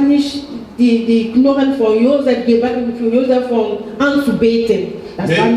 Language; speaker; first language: German; non-native, fluent; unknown